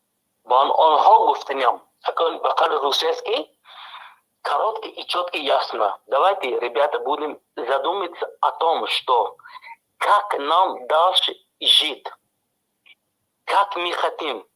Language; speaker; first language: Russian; non-native, local second language; Tajik